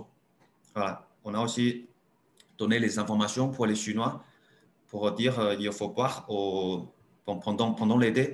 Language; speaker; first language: French; non-native, learner; Chinese